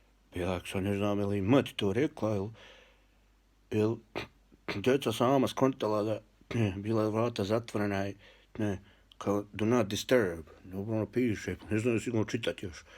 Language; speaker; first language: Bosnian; early bilingual, heritage; Bosnian